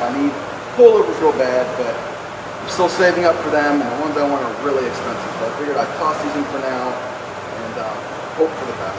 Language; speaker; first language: English; native; English